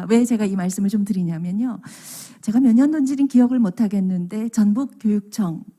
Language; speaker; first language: Korean; native; Korean